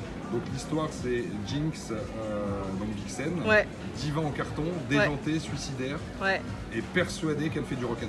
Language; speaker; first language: French; native; French